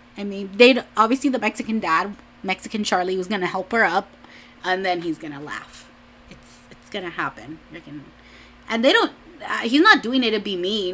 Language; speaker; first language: English; early bilingual, other home language; Spanish